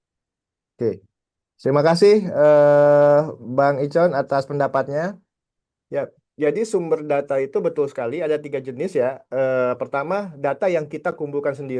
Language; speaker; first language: Indonesian; native; Indonesian